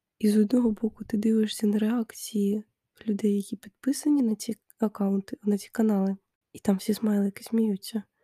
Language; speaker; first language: Ukrainian; non-native, local second language; Russian